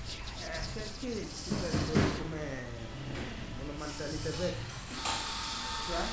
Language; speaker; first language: Italian; non-native, learner; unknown